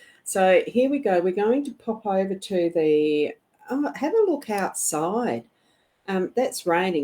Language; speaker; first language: English; native; English